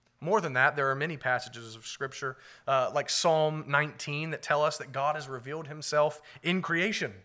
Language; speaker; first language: English; native; English